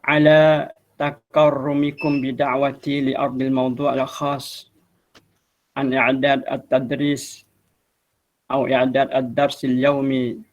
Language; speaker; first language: Arabic; non-native, fluent; Malay